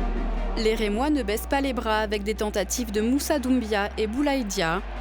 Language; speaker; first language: French; native; French